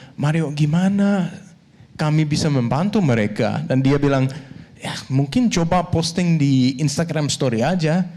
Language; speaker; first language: Indonesian; non-native, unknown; Danish